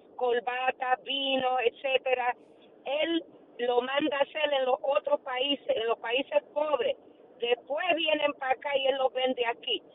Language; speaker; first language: Spanish; early bilingual, heritage; Spanish